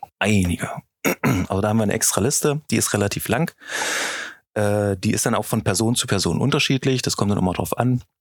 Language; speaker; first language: German; native; German